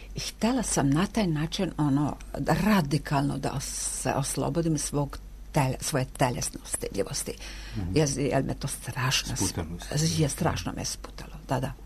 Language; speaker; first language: Serbian; non-native, local second language; Hungarian